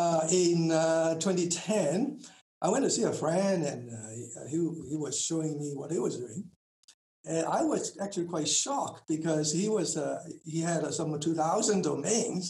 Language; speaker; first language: English; non-native, local second language; Cantonese